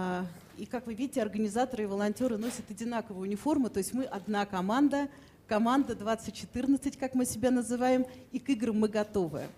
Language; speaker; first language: Russian; native; Russian